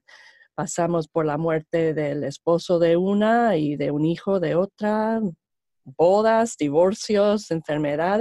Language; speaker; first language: Spanish; non-native, fluent; English